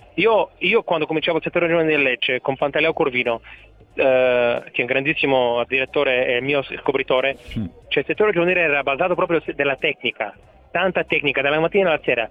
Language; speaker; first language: Italian; non-native, fluent; Bulgarian